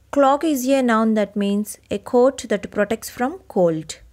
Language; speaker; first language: English; non-native, local second language; Telugu